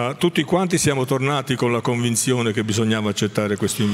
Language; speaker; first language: Italian; native; Italian